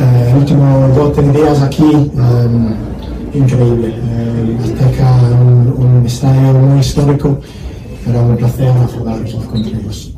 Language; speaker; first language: Spanish; non-native, learner; English